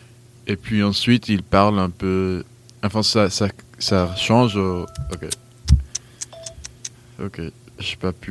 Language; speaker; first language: French; non-native, fluent; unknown